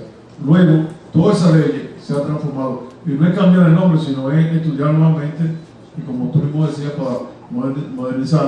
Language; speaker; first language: Spanish; native; Spanish